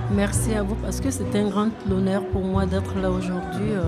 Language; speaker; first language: French; non-native, local second language; Bambara